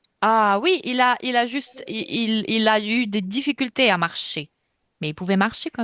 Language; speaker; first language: French; non-native, fluent; Russian